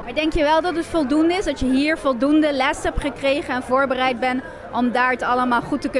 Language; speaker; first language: Dutch; native; Dutch